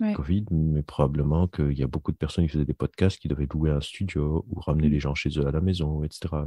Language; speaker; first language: French; non-native, local second language; Arabic